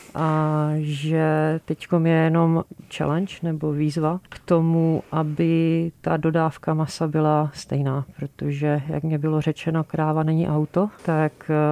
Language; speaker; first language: Czech; native; Czech